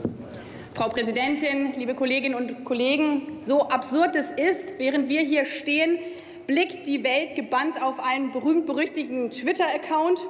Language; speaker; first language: German; native; German